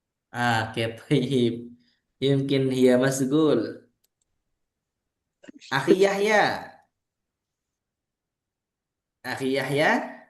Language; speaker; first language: Arabic; non-native, fluent; Indonesian